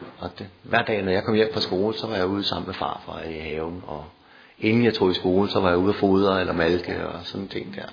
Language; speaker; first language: Danish; native; Danish